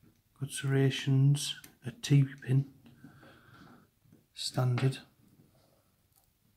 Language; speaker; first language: English; native; English